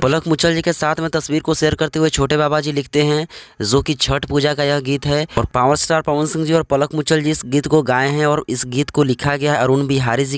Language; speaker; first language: Hindi; non-native, local second language; Bhojpuri